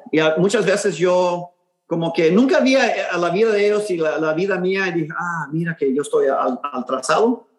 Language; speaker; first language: Spanish; early bilingual, heritage; Spanish